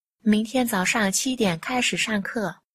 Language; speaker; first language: Chinese; non-native, fluent; Vietnamese